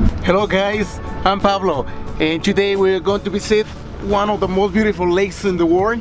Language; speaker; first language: English; non-native, fluent; Spanish